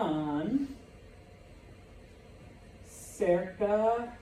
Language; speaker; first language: Spanish; non-native, fluent; English